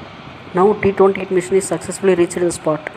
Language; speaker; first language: English; non-native, local second language; Tamil